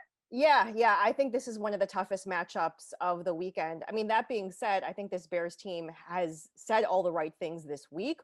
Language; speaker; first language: English; native; English